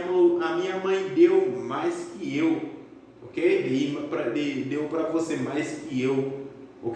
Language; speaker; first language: Portuguese; non-native, fluent; Haitian Creole